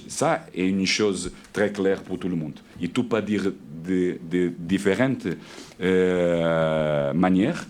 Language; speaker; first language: French; non-native, learner; Portuguese